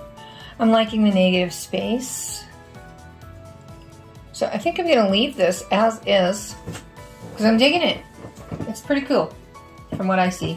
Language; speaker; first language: English; native; English